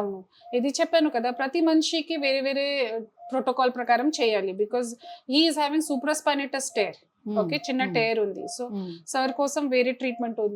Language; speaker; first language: Telugu; non-native, local second language; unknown